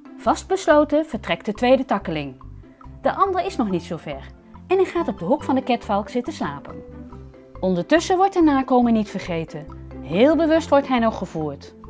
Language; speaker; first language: Dutch; native; Dutch